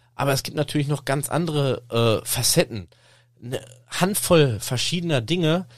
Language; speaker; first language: German; native; German